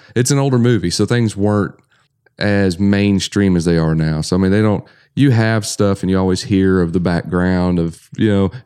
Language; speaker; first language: English; native; English